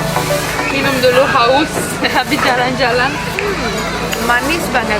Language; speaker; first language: Indonesian; non-native, fluent; Romanian